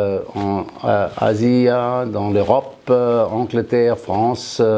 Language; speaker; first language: French; non-native, fluent; German